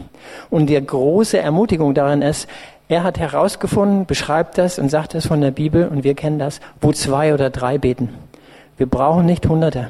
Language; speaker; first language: German; native; German